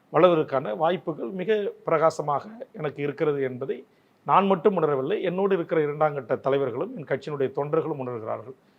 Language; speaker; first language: Tamil; native; Tamil